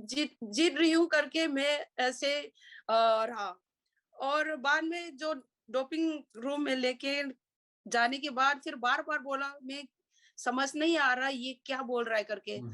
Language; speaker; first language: Hindi; non-native, local second language; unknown